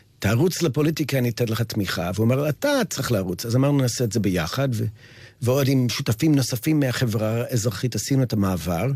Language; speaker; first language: Hebrew; non-native, fluent; English